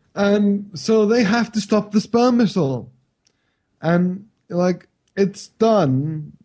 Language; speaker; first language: English; non-native, fluent; Icelandic